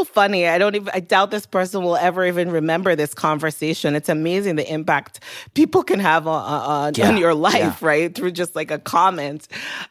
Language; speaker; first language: English; non-native, local second language; Yoruba